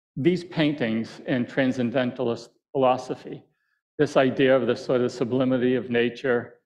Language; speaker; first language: English; native; English